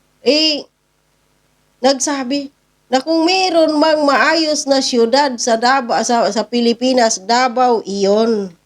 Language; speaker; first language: Filipino; non-native, local second language; Cebuano